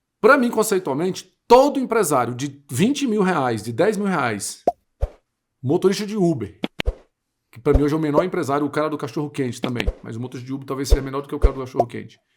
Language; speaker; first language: Portuguese; native; Portuguese